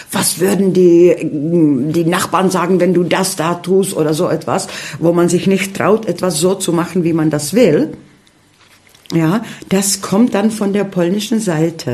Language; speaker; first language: German; early bilingual, heritage; Czech